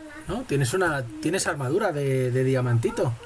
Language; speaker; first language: Spanish; native; Spanish